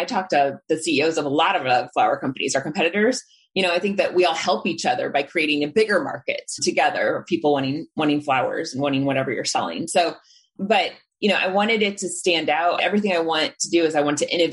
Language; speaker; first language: English; native; English